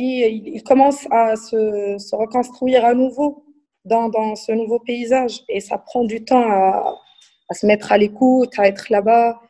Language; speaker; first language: French; non-native, local second language; Arabic